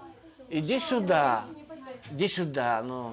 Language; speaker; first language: Russian; native; Russian